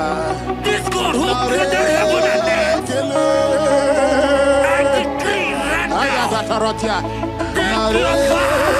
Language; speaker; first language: English; non-native, local second language; Igbo